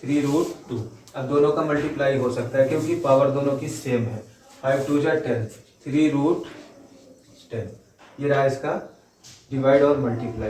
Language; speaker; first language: Hindi; native; Hindi